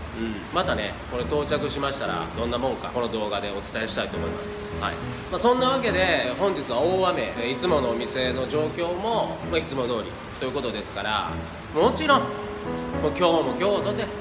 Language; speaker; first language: Japanese; native; Japanese